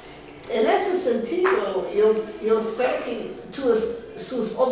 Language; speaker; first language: Spanish; non-native, fluent; Portuguese